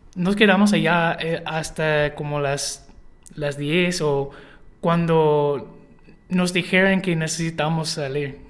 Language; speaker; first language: Spanish; non-native, learner; English